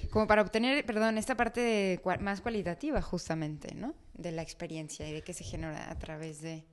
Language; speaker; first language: Spanish; native; Spanish